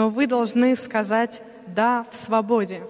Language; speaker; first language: Russian; native; Russian